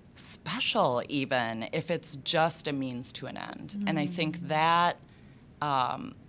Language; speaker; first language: English; native; English